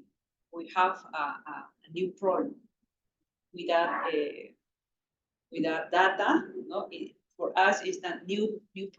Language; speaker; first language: English; non-native, local second language; Spanish